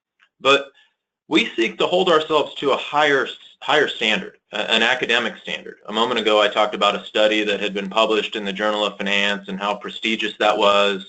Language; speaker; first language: English; native; English